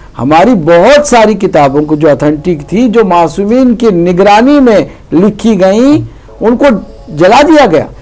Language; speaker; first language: Urdu; native; Urdu